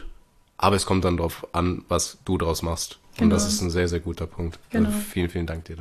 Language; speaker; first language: German; native; German